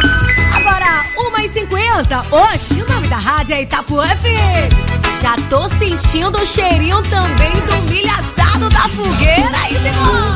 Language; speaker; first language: Portuguese; native; Portuguese